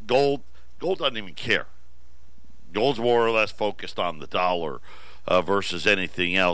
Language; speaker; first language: English; native; English